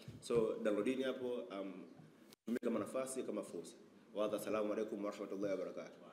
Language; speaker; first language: Swahili; native; Swahili